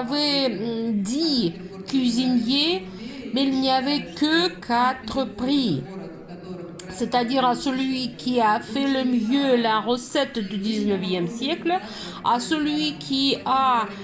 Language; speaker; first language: French; non-native, fluent; Russian